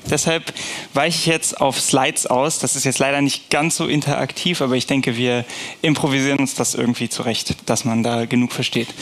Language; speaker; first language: German; native; German